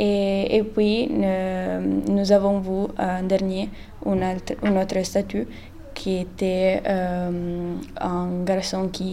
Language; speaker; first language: French; non-native, learner; Italian